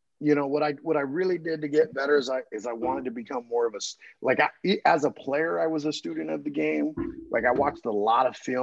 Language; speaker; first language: English; native; English